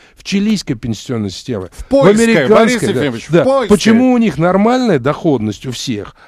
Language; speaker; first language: Russian; native; Russian